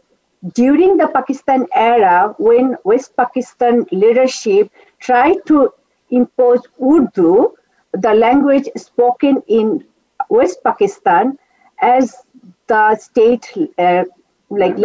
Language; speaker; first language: English; non-native, local second language; Bangla